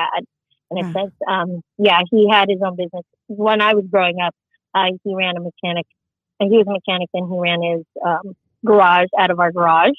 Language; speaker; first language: English; early bilingual, other home language; Filipino